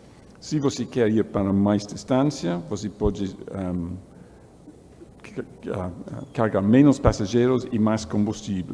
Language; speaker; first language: Portuguese; non-native, learner; English